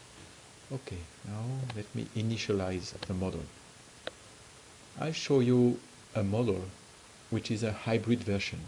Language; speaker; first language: English; non-native, fluent; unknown